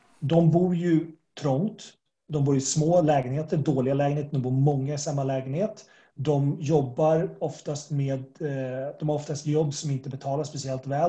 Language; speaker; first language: Swedish; native; Swedish